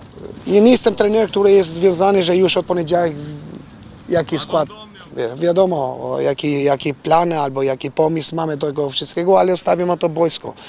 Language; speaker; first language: Polish; non-native, fluent; Albanian